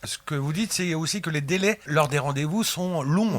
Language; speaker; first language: French; native; French